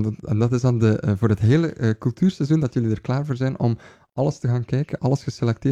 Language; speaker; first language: Dutch; native; Dutch